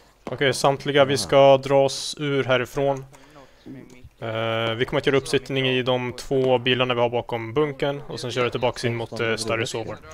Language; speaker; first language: Swedish; native; Swedish